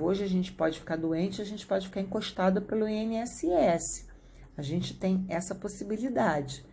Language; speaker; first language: Portuguese; native; Portuguese